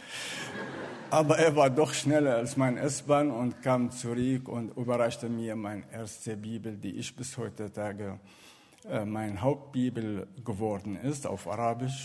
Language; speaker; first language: German; non-native, fluent; Arabic